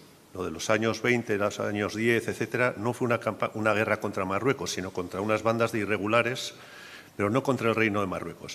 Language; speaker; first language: Spanish; native; Spanish